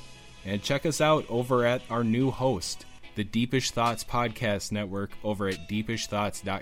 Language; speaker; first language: English; native; English